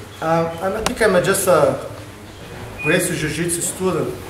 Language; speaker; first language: English; non-native, fluent; Polish